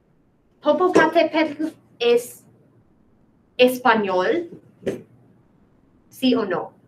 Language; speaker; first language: Spanish; non-native, fluent; English